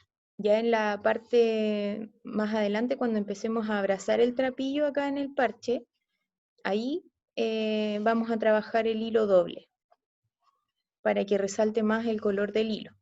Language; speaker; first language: Spanish; native; Spanish